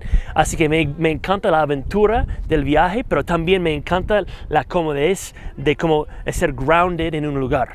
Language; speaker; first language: Spanish; non-native, fluent; English